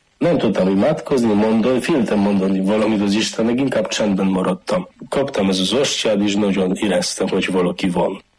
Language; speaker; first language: Hungarian; non-native, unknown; Polish